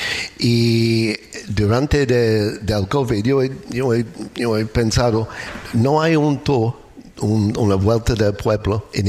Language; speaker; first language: Spanish; non-native, learner; English